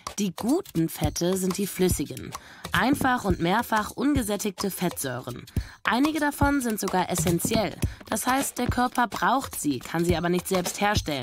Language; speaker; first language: German; native; German